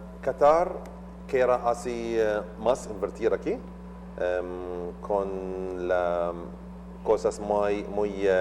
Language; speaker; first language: Spanish; non-native, learner; Arabic